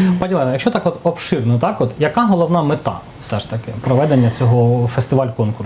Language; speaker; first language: Ukrainian; native; Ukrainian